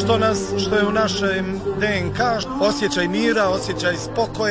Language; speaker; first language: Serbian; early bilingual, heritage; Serbian